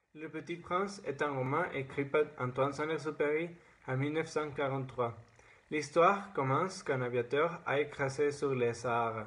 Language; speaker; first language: French; non-native, learner; Spanish